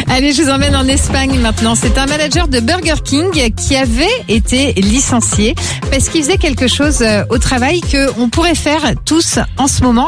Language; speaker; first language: French; native; French